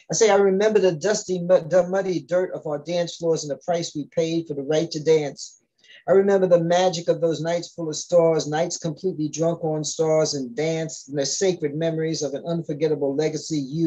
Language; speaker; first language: English; early bilingual, other home language; Spanish